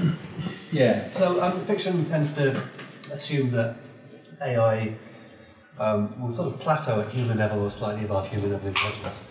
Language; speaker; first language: English; native; English